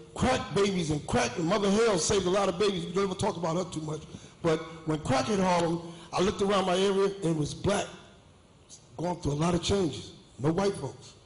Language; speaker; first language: English; native; English